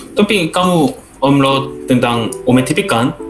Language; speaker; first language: Indonesian; non-native, learner; Korean